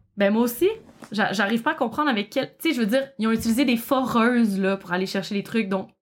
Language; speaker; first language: French; native; French